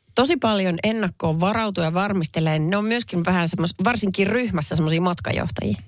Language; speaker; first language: Finnish; native; Finnish